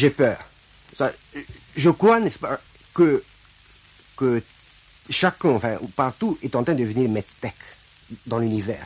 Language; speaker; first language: French; non-native, fluent; Romanian